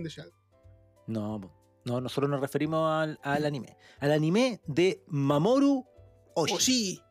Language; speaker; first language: Spanish; native; Spanish